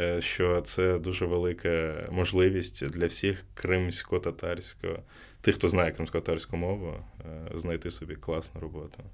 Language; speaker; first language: Ukrainian; non-native, local second language; Crimean Tatar